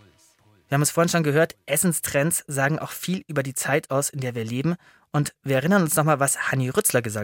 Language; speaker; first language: German; native; German